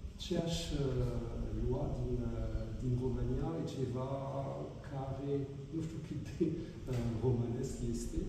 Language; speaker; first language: Romanian; non-native, fluent; French